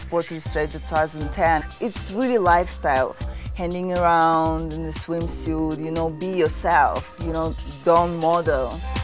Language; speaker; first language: English; non-native, fluent; Russian